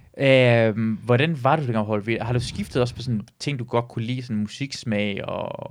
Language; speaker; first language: Danish; early bilingual, other home language; Persian